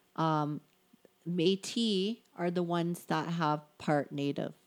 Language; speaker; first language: English; native; English